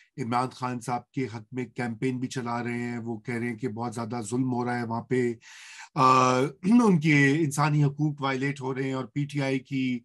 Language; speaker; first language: Urdu; native; Urdu